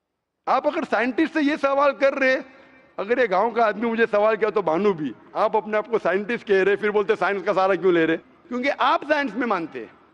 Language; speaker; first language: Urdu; non-native, local second language; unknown